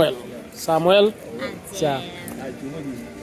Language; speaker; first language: English; non-native, learner; Haitian Creole